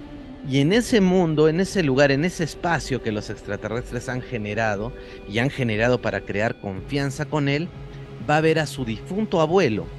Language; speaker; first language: Spanish; native; Spanish